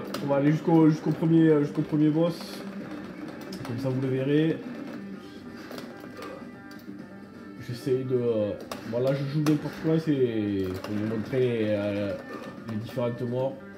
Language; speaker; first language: French; native; French